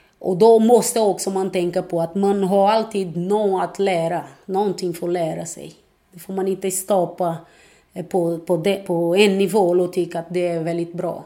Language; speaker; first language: Swedish; non-native, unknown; Portuguese